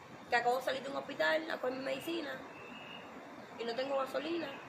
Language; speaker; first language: Spanish; native; Spanish